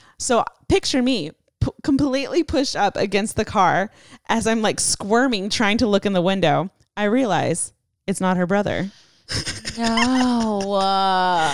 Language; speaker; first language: English; native; English